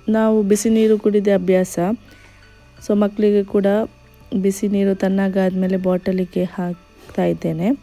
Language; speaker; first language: Kannada; non-native, local second language; Konkani